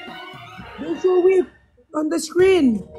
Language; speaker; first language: English; non-native, learner; Filipino